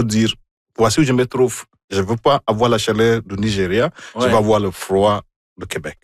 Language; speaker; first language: French; non-native, fluent; Igbo